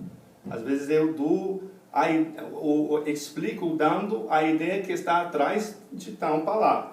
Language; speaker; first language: Portuguese; non-native, fluent; English